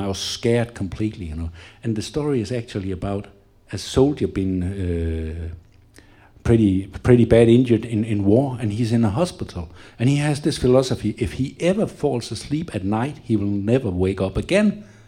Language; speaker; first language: English; non-native, fluent; Danish